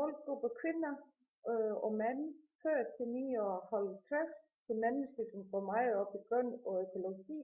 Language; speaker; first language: Danish; non-native, learner; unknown